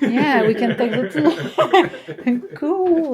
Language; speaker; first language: English; non-native, learner; French